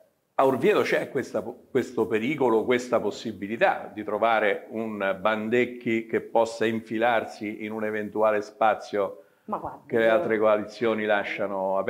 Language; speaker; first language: Italian; native; Italian